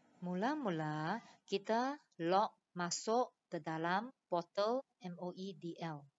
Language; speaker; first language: Malay; non-native, local second language; Chinese